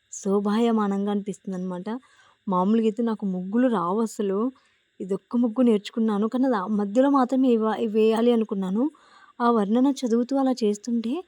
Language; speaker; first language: Telugu; native; Telugu